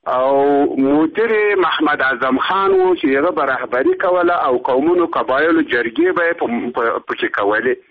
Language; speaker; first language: Pashto; native; Pashto